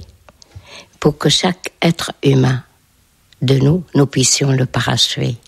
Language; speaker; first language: French; non-native, fluent; Hungarian